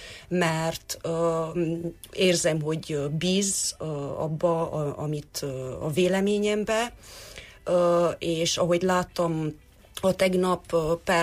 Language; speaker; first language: Hungarian; non-native, local second language; Romanian